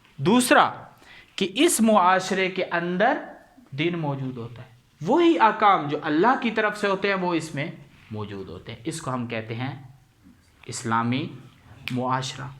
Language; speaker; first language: Urdu; non-native, local second language; Punjabi